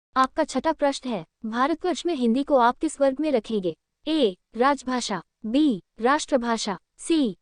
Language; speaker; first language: Hindi; native; Hindi